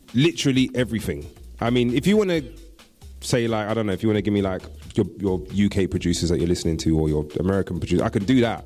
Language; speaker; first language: English; native; English